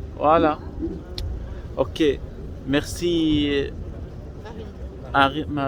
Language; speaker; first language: French; non-native, learner; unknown